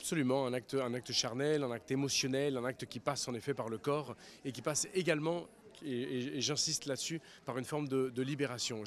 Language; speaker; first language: French; early bilingual, heritage; Spanish